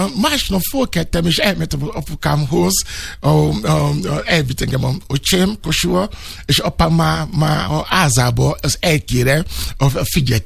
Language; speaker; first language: Hungarian; non-native, fluent; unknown